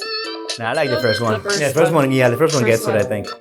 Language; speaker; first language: English; native; English